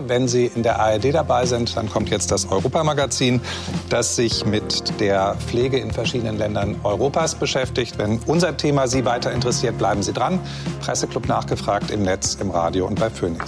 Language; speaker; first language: German; native; German